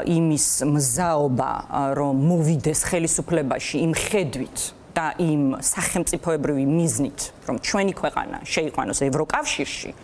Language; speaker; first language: Georgian; native; Georgian